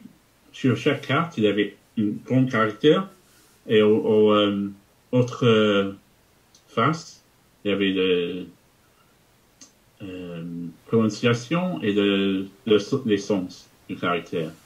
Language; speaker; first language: French; non-native, fluent; English